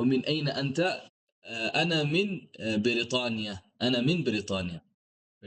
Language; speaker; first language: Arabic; non-native, fluent; English